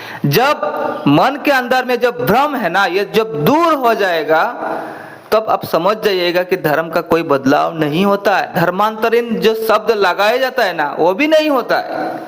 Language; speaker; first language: Hindi; non-native, local second language; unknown